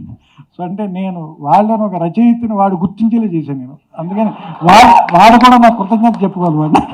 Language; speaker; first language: Telugu; native; Telugu